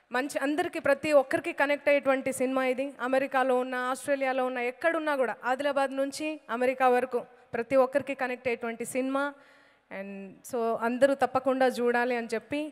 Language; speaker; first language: Telugu; native; Telugu